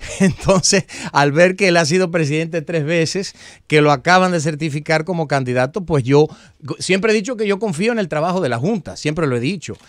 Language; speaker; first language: Spanish; early bilingual, heritage; Spanish